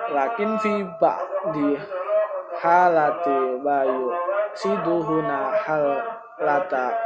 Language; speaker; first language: Arabic; non-native, learner; Indonesian